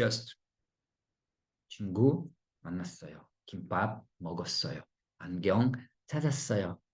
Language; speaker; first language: Korean; non-native, fluent; Russian